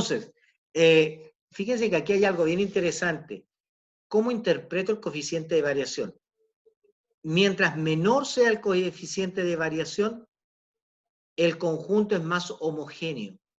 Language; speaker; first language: Spanish; native; Spanish